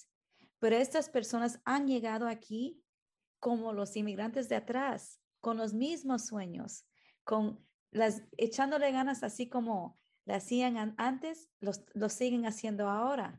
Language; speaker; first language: Spanish; early bilingual, heritage; Spanish